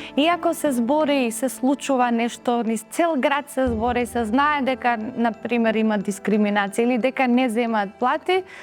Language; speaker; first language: Macedonian; non-native, local second language; Albanian